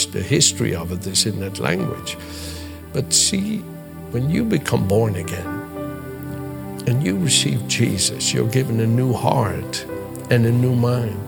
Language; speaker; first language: English; non-native, fluent; Dutch